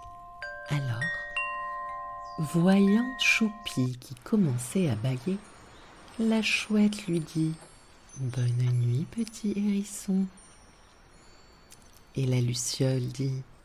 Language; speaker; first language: French; native; French